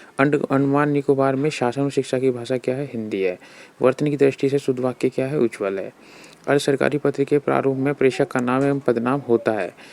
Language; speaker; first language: Hindi; native; Hindi